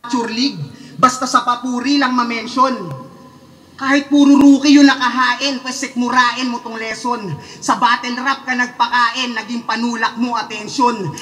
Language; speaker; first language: Filipino; native; Filipino